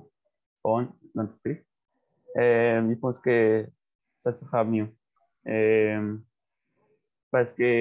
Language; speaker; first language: French; non-native, learner; Spanish